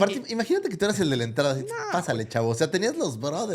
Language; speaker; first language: Spanish; native; Spanish